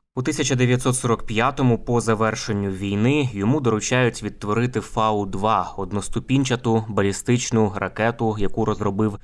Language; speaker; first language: Ukrainian; native; Ukrainian